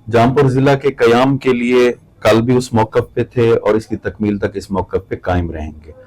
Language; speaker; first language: Urdu; non-native, local second language; Saraiki